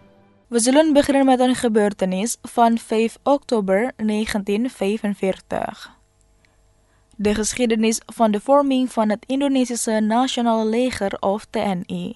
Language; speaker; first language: Dutch; non-native, fluent; Indonesian